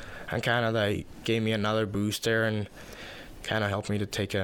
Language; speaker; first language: English; non-native, fluent; Finnish